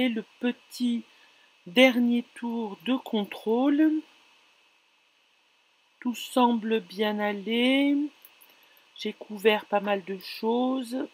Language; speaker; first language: French; native; French